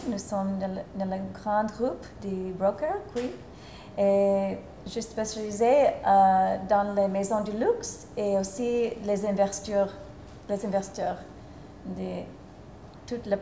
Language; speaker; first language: French; non-native, fluent; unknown